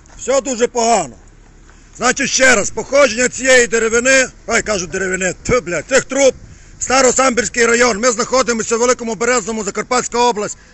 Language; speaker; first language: Ukrainian; native; Ukrainian